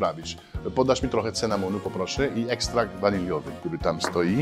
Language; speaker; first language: Polish; non-native, fluent; French